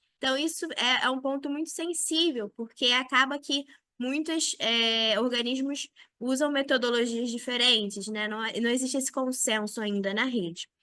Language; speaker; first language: Portuguese; native; Portuguese